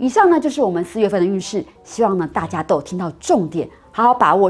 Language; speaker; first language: Chinese; native; Chinese